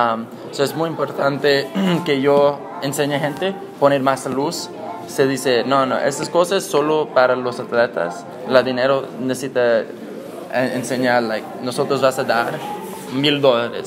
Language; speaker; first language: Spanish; non-native, learner; English